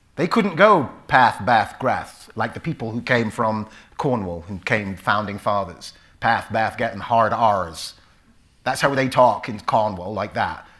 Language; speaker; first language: English; native; English